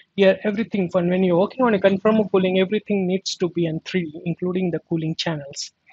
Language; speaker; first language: English; non-native, local second language; Marathi